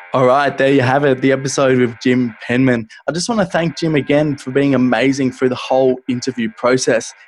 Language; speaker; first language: English; native; English